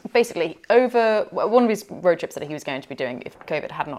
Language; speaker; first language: English; native; English